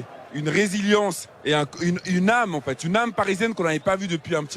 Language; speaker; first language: French; native; French